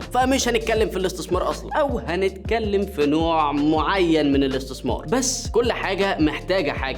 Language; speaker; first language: Arabic; native; Arabic